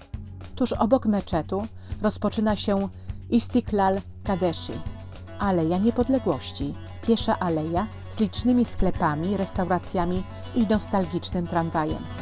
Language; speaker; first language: Polish; native; Polish